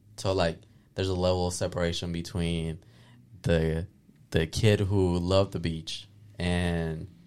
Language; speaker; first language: English; early bilingual, other home language; Spanish